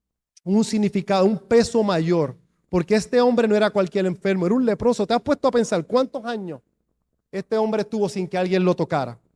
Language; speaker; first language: Spanish; native; Spanish